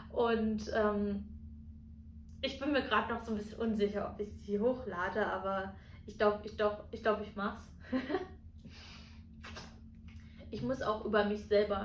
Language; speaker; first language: German; native; German